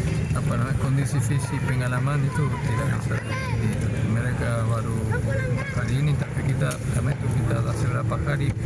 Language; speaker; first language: Indonesian; non-native, fluent; Spanish